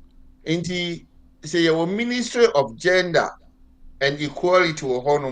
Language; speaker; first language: English; non-native, local second language; Akan